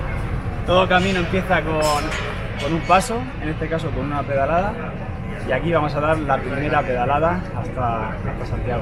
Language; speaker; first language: Spanish; native; Spanish